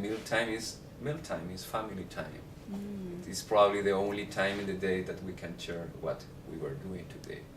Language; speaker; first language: English; non-native, fluent; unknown